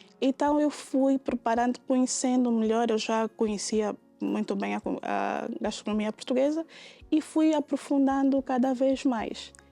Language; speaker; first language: Portuguese; native; Portuguese